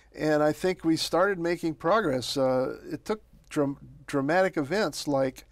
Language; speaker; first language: English; native; English